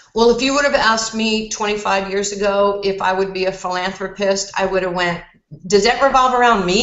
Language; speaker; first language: English; native; English